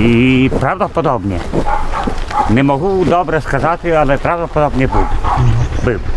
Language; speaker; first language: Polish; non-native, local second language; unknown